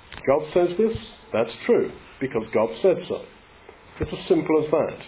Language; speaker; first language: English; native; English